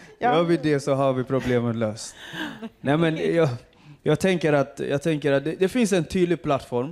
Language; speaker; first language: Swedish; non-native, fluent; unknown